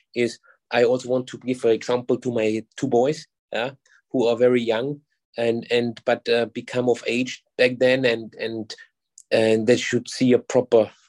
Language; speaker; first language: English; non-native, fluent; German